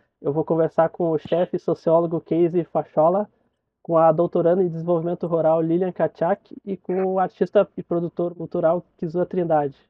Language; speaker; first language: Portuguese; native; Portuguese